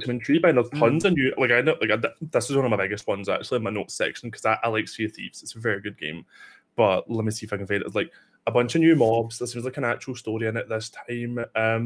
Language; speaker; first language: English; native; English